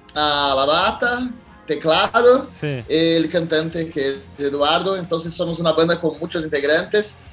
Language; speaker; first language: Spanish; non-native, learner; Portuguese